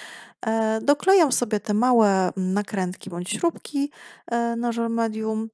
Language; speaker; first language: Polish; native; Polish